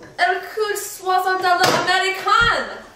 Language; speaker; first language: French; non-native, learner; English